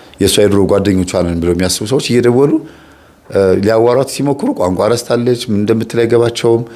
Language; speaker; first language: Amharic; native; Amharic